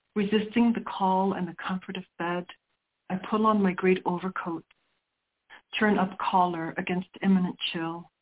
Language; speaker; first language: English; early bilingual, other home language; Sicilian